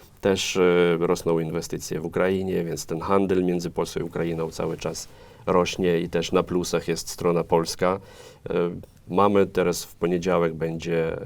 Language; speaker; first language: Polish; non-native, fluent; Ukrainian